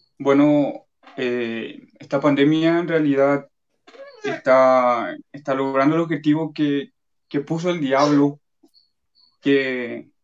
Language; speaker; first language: Spanish; native; Spanish